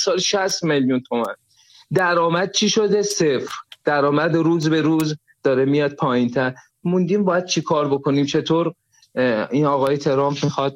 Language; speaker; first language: Persian; native; Persian